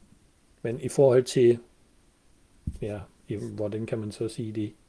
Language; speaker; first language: Danish; non-native, fluent; German